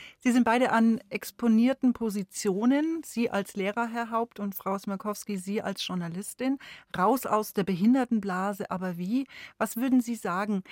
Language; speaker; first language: German; native; German